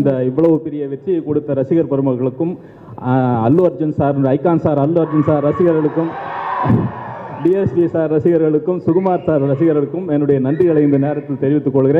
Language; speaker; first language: Tamil; native; Tamil